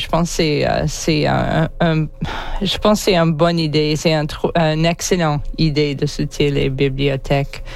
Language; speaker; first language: French; non-native, learner; English